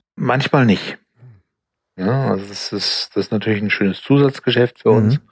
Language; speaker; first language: German; non-native, fluent; English